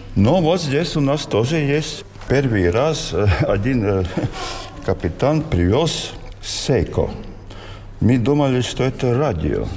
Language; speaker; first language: Russian; non-native, local second language; Latvian